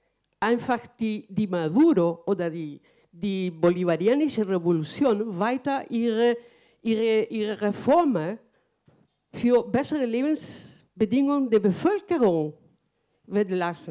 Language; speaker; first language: German; non-native, fluent; Spanish